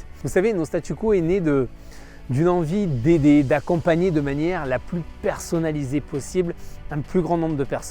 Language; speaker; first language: French; native; French